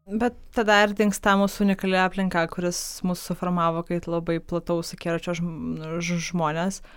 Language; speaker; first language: Lithuanian; non-native, local second language; Polish